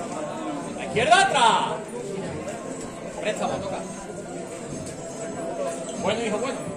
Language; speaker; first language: Spanish; native; Spanish